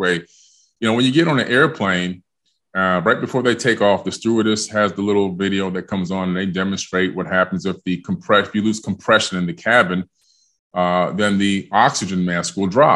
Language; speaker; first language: English; native; English